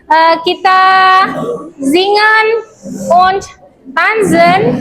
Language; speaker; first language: German; non-native, learner; Indonesian